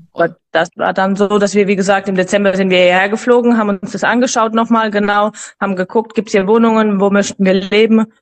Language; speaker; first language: German; native; German